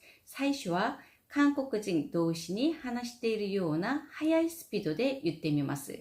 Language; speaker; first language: Japanese; non-native, fluent; Korean